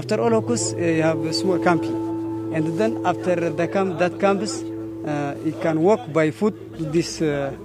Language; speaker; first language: English; non-native, learner; Tigrinya